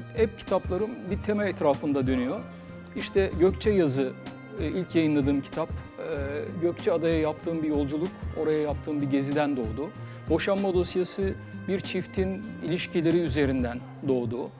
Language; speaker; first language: Turkish; native; Turkish